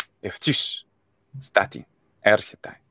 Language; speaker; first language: Greek; non-native, fluent; English